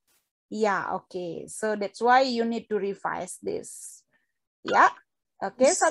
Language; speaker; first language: English; non-native, fluent; Indonesian